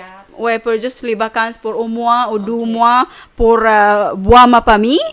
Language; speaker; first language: French; non-native, fluent; Filipino